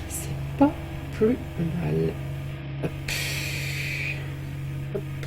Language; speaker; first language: French; native; French